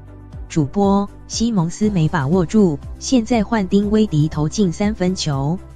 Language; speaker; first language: Chinese; native; Chinese